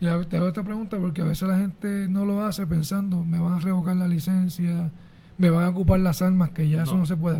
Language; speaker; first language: Spanish; native; Spanish